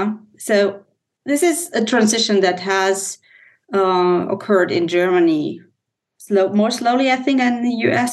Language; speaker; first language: English; non-native, fluent; German